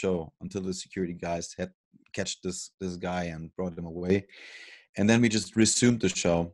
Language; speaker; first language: English; non-native, fluent; German